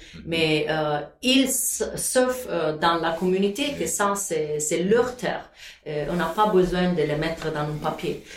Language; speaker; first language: French; non-native, fluent; Italian